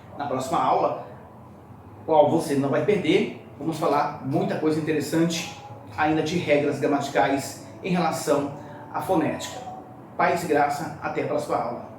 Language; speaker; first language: Portuguese; native; Portuguese